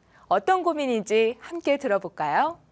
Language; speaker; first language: Korean; native; Korean